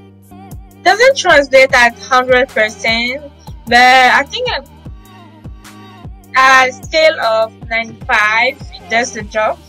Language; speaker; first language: English; non-native, fluent; French